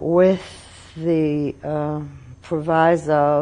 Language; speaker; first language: English; early bilingual, other home language; German